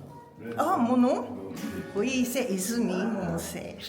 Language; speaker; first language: French; non-native, learner; Japanese